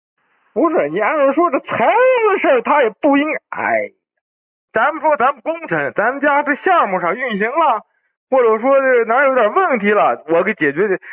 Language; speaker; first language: Chinese; native; Chinese